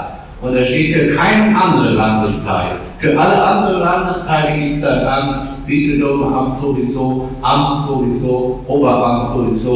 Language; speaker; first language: German; native; German